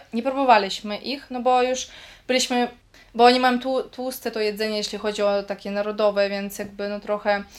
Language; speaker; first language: Polish; native; Polish